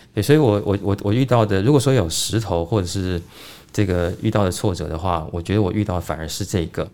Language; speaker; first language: Chinese; native; Chinese